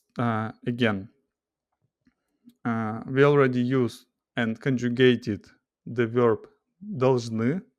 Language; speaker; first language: English; non-native, fluent; Russian